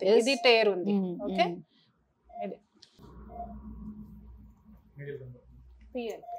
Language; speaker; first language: Telugu; non-native, local second language; Hindi